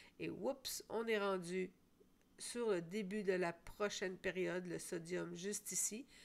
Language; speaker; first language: French; native; French